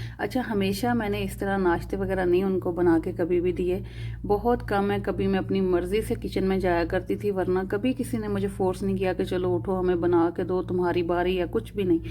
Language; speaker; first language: Urdu; non-native, local second language; Punjabi